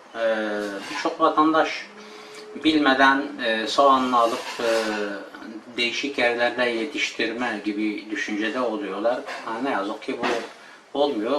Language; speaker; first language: Turkish; native; Turkish